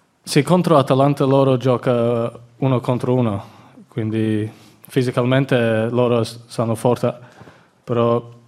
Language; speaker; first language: Italian; non-native, learner; English